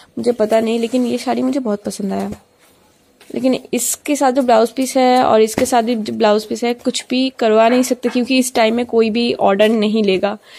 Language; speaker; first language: Hindi; non-native, local second language; Bangla